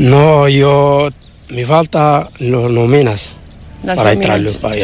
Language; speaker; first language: Spanish; non-native, learner; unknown